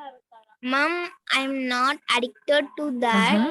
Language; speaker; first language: English; non-native, learner; Tamil